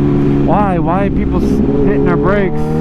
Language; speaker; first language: English; native; English